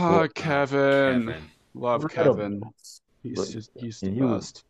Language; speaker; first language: English; native; English